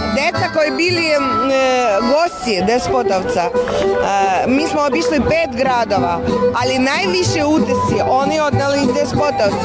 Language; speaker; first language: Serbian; non-native, fluent; Russian